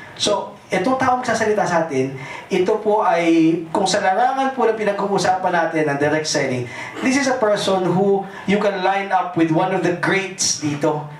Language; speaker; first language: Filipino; non-native, local second language; Cebuano